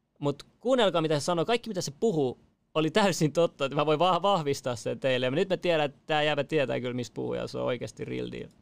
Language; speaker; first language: Finnish; early bilingual, other home language; Persian